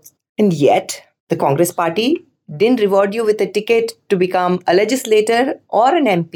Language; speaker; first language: English; non-native, local second language; Kannada